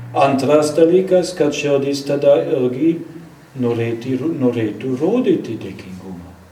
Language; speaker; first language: Lithuanian; non-native, fluent; German